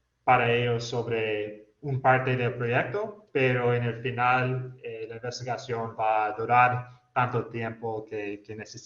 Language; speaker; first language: Spanish; non-native, fluent; English